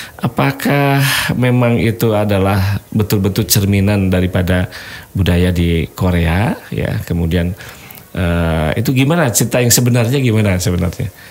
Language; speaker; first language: Indonesian; native; Indonesian